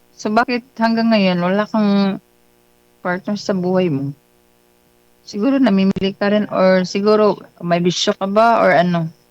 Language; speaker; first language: Filipino; non-native, local second language; Cebuano